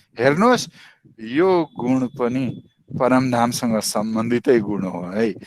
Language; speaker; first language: Nepali; native; Nepali